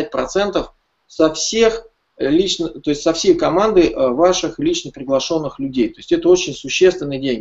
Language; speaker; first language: Russian; native; Russian